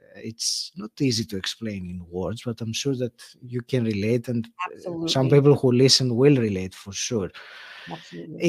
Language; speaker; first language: English; non-native, fluent; Greek